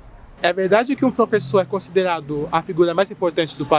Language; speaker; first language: Portuguese; native; Portuguese